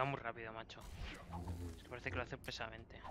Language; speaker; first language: Spanish; native; Spanish